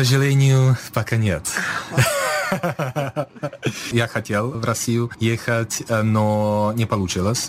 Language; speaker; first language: Russian; non-native, fluent; Czech